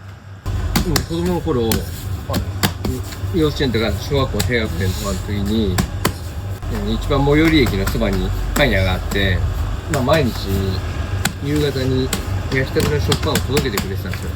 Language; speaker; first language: Japanese; native; Japanese